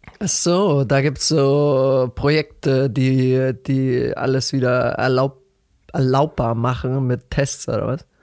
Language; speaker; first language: German; native; German